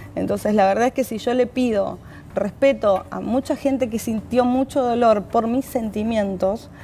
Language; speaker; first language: Spanish; native; Spanish